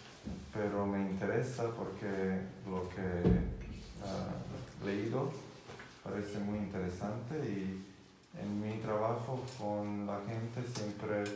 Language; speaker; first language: Spanish; non-native, fluent; Croatian